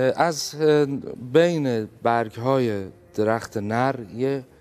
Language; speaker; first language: Persian; native; Persian